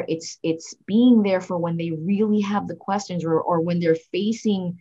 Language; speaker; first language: English; native; English